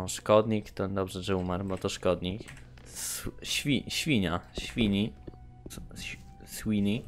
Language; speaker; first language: Polish; native; Polish